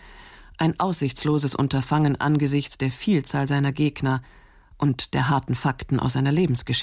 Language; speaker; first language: German; native; German